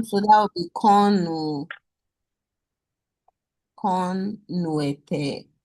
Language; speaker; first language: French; non-native, learner; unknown